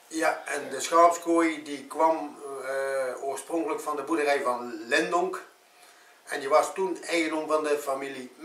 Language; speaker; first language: Dutch; native; Dutch